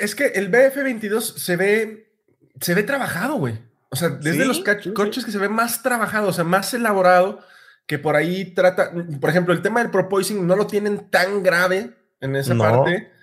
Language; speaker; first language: Spanish; native; Spanish